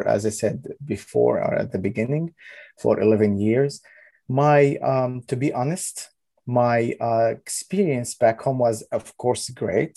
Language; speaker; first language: English; non-native, fluent; Arabic